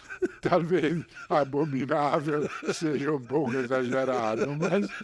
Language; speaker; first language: Portuguese; non-native, fluent; Italian